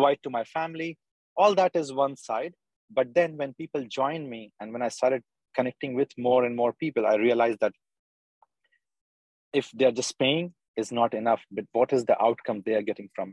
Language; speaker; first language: English; non-native, local second language; Urdu